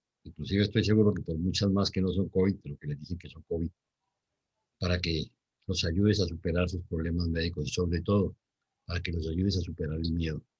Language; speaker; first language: Spanish; native; Spanish